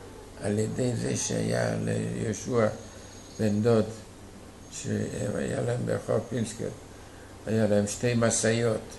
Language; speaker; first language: Hebrew; non-native, fluent; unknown